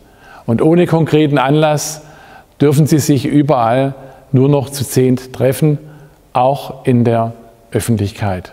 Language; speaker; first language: German; native; German